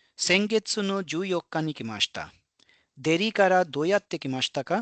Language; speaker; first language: Japanese; non-native, fluent; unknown